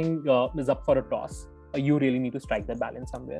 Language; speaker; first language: English; non-native, local second language; Hindi